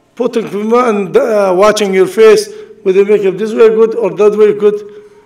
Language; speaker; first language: English; non-native, learner; Arabic